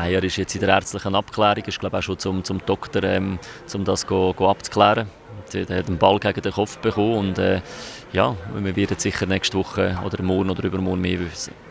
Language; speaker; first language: German; native; German